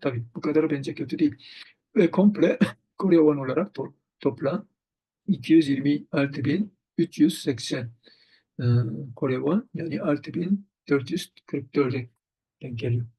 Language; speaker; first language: Turkish; non-native, fluent; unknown